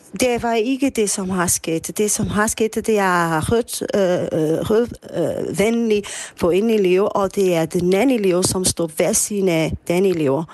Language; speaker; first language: Danish; non-native, fluent; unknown